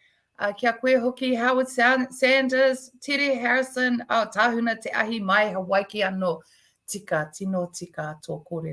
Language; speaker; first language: Māori; non-native, local second language; English